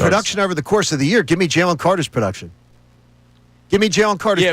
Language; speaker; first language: English; native; English